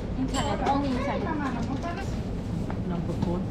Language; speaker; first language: English; non-native, learner; Turkish